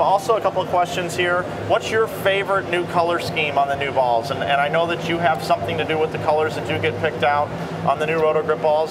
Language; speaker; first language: English; native; English